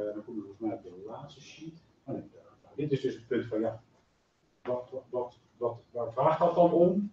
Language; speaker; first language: Dutch; native; Dutch